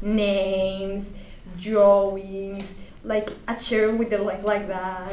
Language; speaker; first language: English; non-native, fluent; Spanish